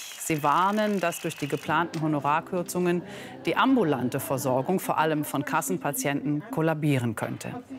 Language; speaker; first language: German; native; German